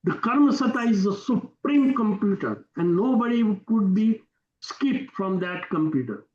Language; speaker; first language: English; non-native, local second language; Gujarati